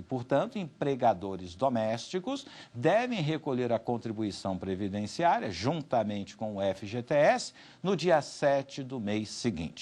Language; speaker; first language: Portuguese; native; Portuguese